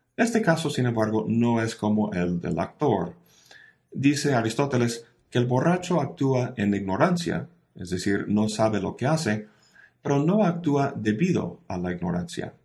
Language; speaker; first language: Spanish; non-native, fluent; English